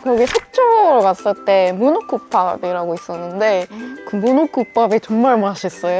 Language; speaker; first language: Korean; non-native, fluent; Japanese